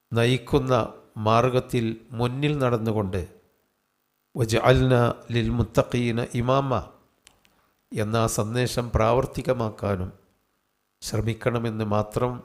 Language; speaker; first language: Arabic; non-native, fluent; Malayalam